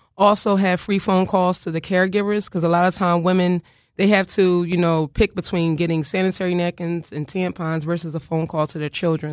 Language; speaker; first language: English; native; English